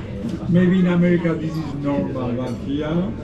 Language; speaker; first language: English; non-native, fluent; Spanish